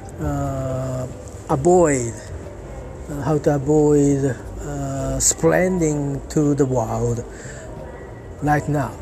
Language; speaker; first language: English; non-native, learner; Japanese